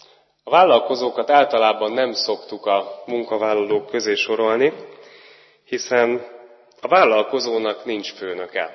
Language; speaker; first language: Hungarian; native; Hungarian